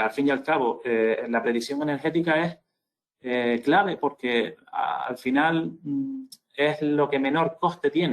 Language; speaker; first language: Spanish; native; Spanish